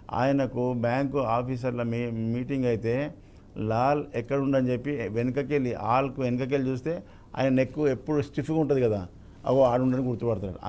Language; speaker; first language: Telugu; native; Telugu